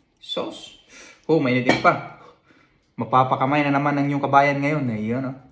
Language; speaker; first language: Filipino; non-native, local second language; Cebuano